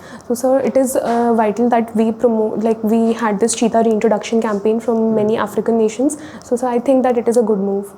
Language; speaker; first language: English; non-native, local second language; Hindi